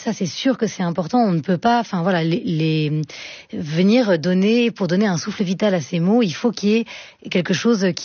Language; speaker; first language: French; native; French